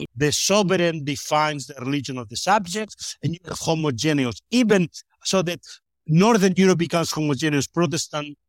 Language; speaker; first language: English; non-native, fluent; Spanish